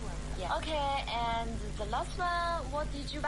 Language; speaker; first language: English; non-native, fluent; Chinese